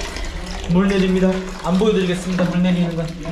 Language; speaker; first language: Korean; native; Korean